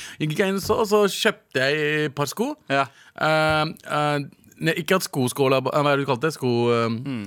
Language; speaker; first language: Norwegian; early bilingual, other home language; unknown